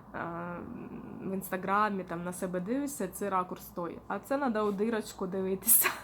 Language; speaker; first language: Ukrainian; non-native, local second language; Russian